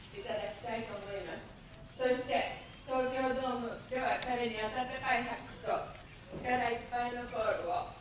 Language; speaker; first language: Japanese; native; Japanese